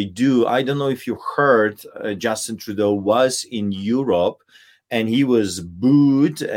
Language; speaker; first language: English; non-native, fluent; Polish